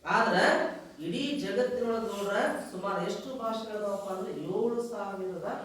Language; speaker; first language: Kannada; native; Kannada